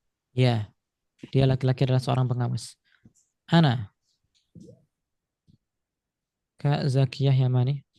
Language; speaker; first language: Indonesian; native; Indonesian